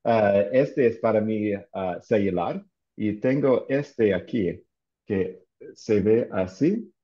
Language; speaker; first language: Spanish; non-native, fluent; English